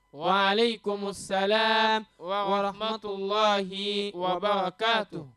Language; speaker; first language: Arabic; non-native, fluent; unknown